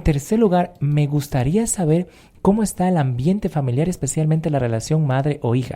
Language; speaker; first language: Spanish; native; Spanish